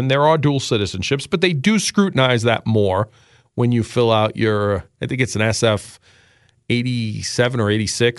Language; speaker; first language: English; native; English